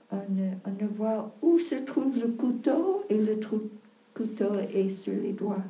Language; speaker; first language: French; non-native, fluent; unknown